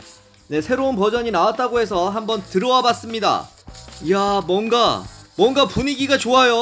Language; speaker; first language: Korean; native; Korean